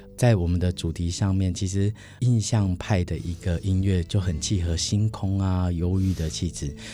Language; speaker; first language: Chinese; native; Chinese